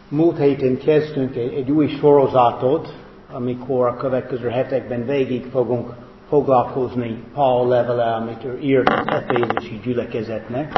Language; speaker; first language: Hungarian; non-native, fluent; English